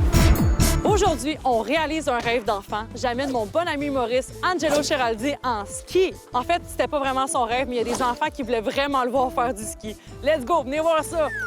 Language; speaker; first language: French; native; French